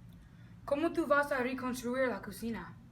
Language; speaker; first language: Spanish; non-native, learner; English